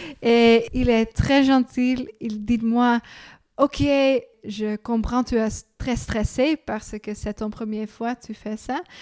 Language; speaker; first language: French; non-native, learner; Dutch